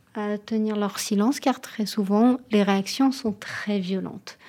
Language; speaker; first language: French; non-native, fluent; Hebrew